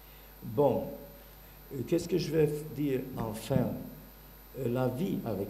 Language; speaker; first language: French; non-native, learner; Bulgarian